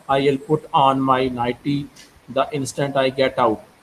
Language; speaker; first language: English; non-native, local second language; Urdu